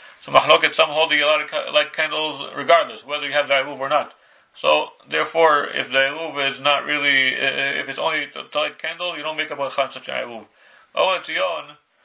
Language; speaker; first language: English; native; English